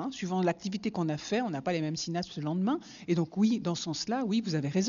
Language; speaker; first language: French; native; French